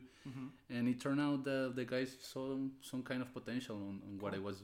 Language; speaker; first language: English; non-native, fluent; Spanish